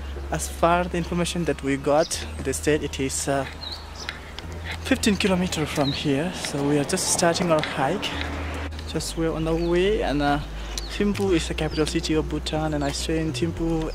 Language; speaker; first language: English; non-native, local second language; Nepali